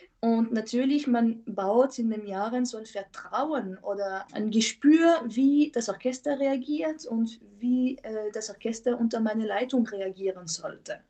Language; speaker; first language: German; non-native, fluent; French